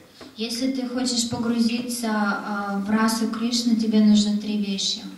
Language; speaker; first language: Russian; native; Russian